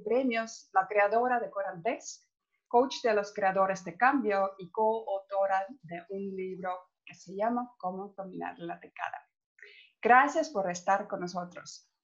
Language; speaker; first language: Spanish; non-native, fluent; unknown